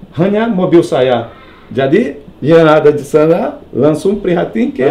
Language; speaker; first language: Indonesian; non-native, fluent; Portuguese